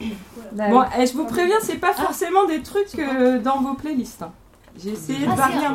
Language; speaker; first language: French; native; French